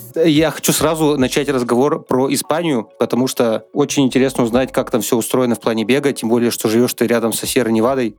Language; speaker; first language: Russian; native; Russian